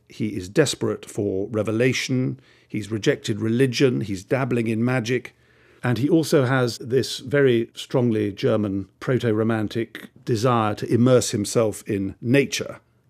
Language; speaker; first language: English; native; English